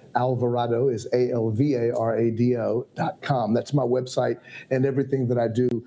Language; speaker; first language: English; native; English